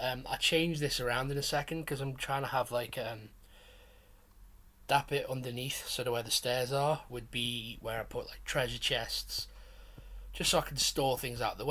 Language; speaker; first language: English; native; English